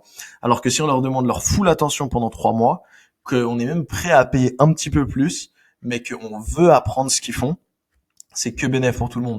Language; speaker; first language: French; native; French